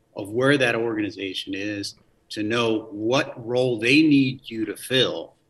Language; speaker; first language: English; early bilingual, other home language; Spanish